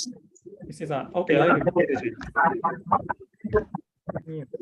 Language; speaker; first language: English; non-native, learner; Japanese